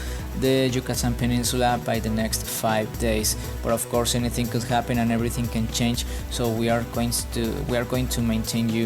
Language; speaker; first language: English; non-native, fluent; Spanish